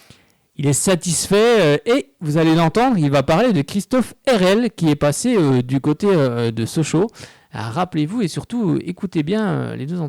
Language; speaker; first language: French; native; French